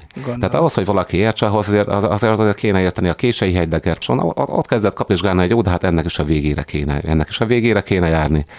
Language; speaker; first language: Hungarian; native; Hungarian